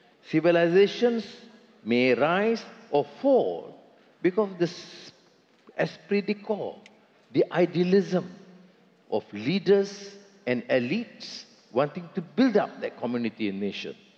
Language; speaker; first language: English; non-native, local second language; Malay